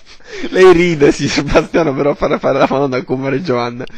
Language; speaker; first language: Italian; native; Italian